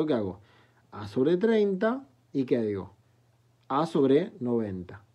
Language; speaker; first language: Spanish; native; Spanish